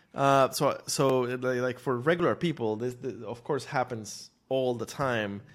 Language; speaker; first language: English; non-native, fluent; Spanish